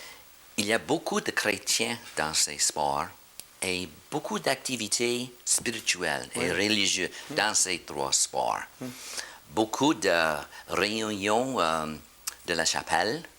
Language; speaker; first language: French; non-native, learner; English